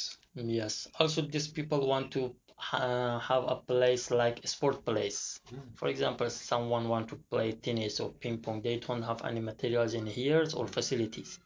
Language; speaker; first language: English; non-native, learner; Persian